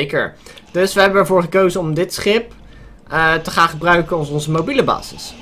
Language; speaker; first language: Dutch; native; Dutch